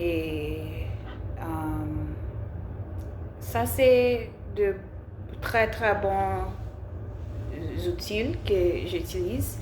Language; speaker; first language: French; non-native, learner; English